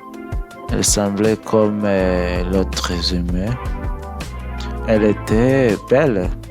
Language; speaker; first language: French; non-native, learner; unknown